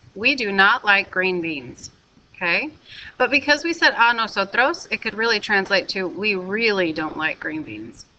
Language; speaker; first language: English; native; English